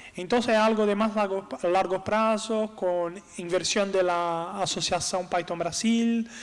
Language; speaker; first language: Spanish; non-native, learner; Portuguese